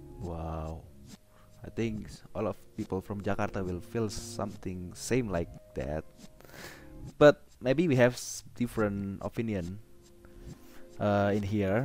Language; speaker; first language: English; non-native, learner; Indonesian